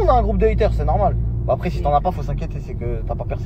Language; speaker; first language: French; native; French